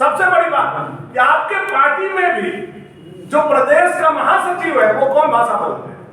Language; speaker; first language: Hindi; native; Hindi